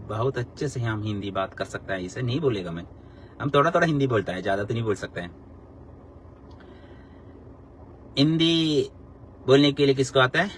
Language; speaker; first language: Hindi; non-native, local second language; Malayalam